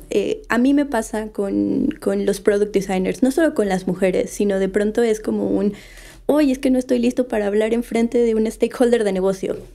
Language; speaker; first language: Spanish; native; Spanish